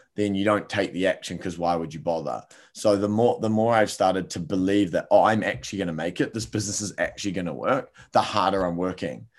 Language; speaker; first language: English; native; English